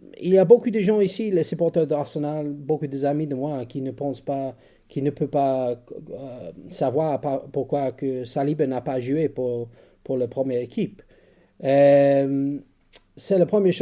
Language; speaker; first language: French; non-native, learner; English